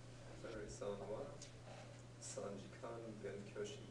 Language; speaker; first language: Japanese; non-native, learner; English